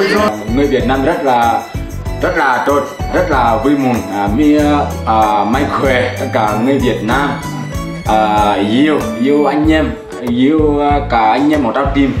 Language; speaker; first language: Vietnamese; non-native, learner; Portuguese